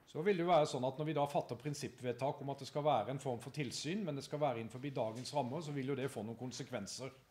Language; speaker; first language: Norwegian; native; Norwegian